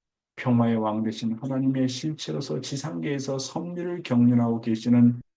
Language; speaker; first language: Korean; native; Korean